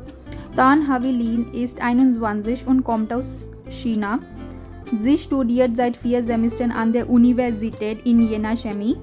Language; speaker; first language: German; non-native, fluent; Hindi